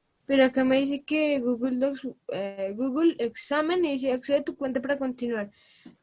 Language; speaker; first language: Spanish; native; Spanish